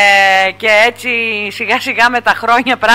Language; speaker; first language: Greek; native; Greek